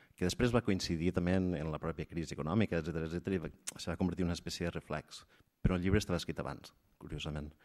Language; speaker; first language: Catalan; native; Catalan